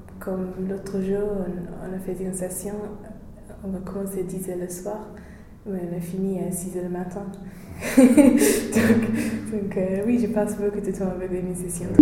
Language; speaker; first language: French; non-native, fluent; English